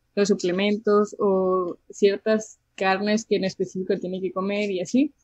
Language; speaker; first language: Spanish; native; Spanish